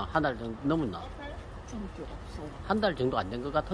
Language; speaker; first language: Korean; native; Korean